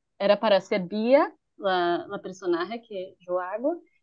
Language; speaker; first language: Spanish; non-native, learner; Portuguese